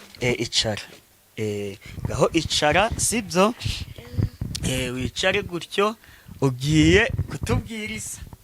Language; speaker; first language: Kinyarwanda; native; Kinyarwanda